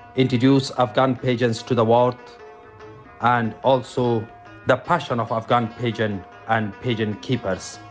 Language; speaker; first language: English; non-native, learner; Persian